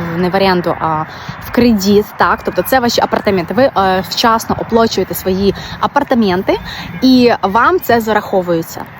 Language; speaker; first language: Ukrainian; non-native, local second language; Russian